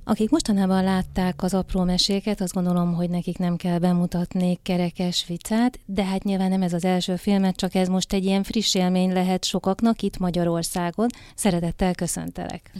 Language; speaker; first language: Hungarian; native; Hungarian